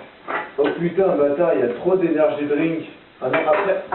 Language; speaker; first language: French; native; French